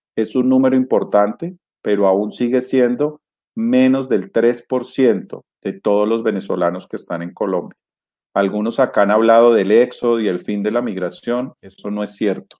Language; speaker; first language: Spanish; native; Spanish